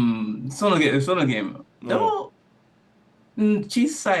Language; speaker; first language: Japanese; non-native, learner; English